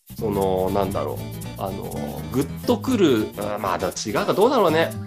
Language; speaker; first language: Japanese; native; Japanese